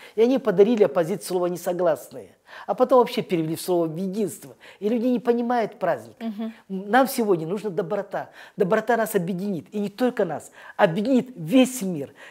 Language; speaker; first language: Russian; native; Russian